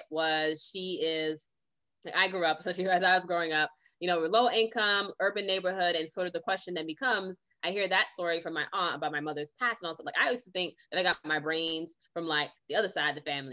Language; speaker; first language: English; native; English